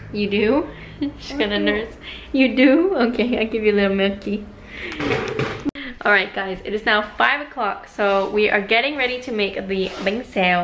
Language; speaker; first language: English; native; English